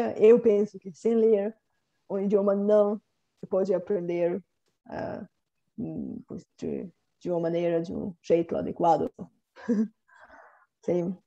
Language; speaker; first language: Portuguese; non-native, fluent; Bulgarian